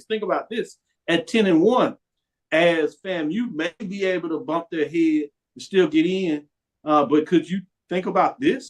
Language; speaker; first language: English; native; English